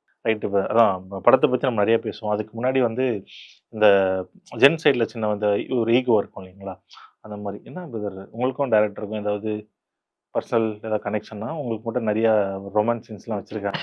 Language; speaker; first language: Tamil; native; Tamil